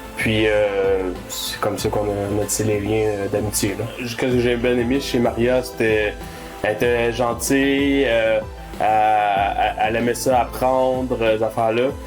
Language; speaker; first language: French; native; French